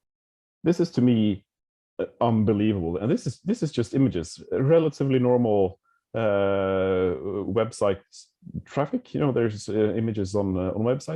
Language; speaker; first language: English; non-native, fluent; Norwegian